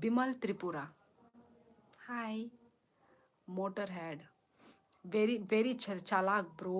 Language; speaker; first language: Hindi; non-native, local second language; Kok Borok